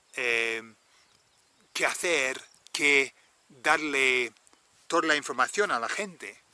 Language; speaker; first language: Spanish; non-native, fluent; English